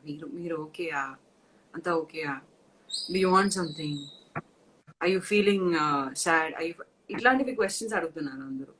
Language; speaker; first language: Telugu; non-native, fluent; Tamil